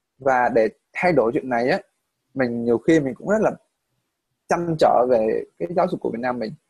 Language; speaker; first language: Vietnamese; native; Vietnamese